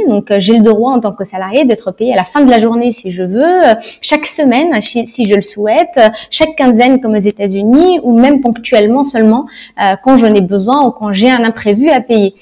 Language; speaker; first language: French; non-native, local second language; Arabic